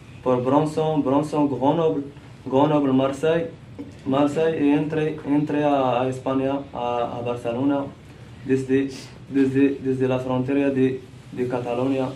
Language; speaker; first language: Spanish; non-native, learner; Central Atlas Tamazight